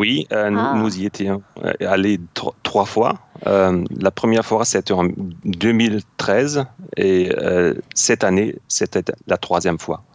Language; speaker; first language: French; non-native, fluent; German